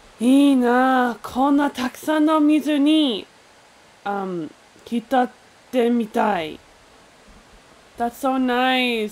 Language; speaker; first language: Japanese; non-native, learner; English